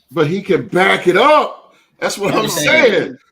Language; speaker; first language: English; native; English